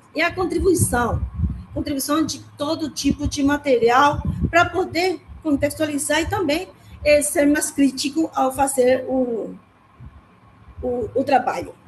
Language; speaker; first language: Portuguese; non-native, learner; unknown